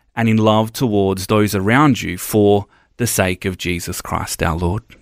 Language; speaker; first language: English; native; English